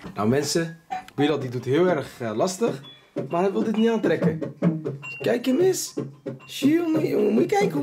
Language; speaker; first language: Dutch; native; Dutch